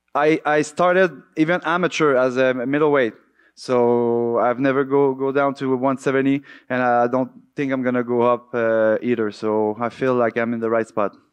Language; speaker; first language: English; native; English